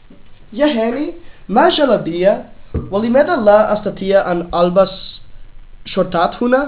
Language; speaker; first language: Arabic; non-native, learner; English